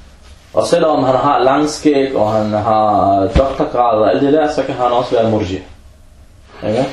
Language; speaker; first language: Danish; early bilingual, other home language; Arabic